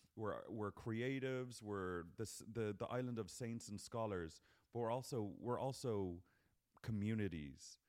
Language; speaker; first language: English; native; English